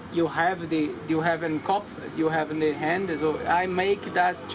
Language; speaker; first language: English; non-native, learner; Portuguese